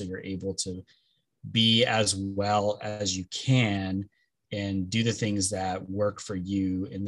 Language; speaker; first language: English; early bilingual, other home language; Spanish